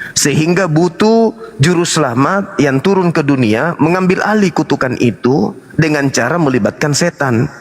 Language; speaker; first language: Indonesian; native; Indonesian